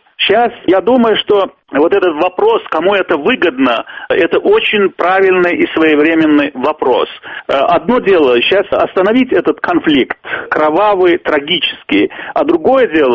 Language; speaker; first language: Russian; native; Russian